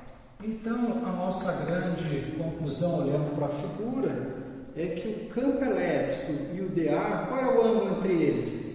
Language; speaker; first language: Portuguese; native; Portuguese